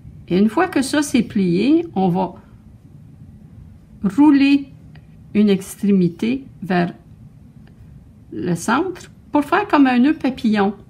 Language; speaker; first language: French; native; French